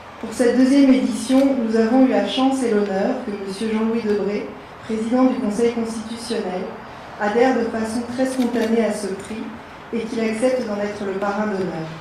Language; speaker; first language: French; native; French